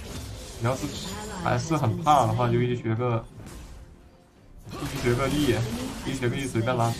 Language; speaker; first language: Chinese; native; Chinese